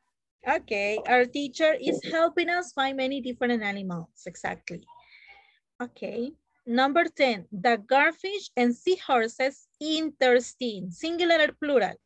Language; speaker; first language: English; non-native, learner; Spanish